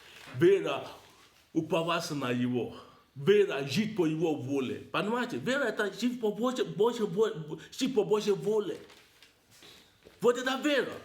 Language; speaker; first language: Russian; non-native, learner; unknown